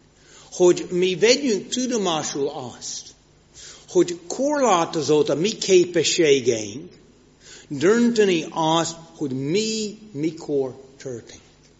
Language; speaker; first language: Hungarian; non-native, fluent; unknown